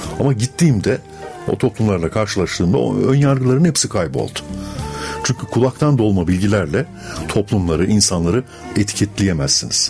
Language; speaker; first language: Turkish; native; Turkish